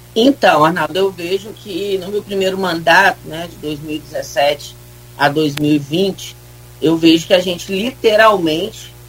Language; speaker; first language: Portuguese; native; Portuguese